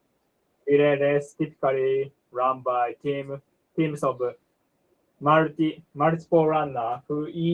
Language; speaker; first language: English; non-native, learner; Japanese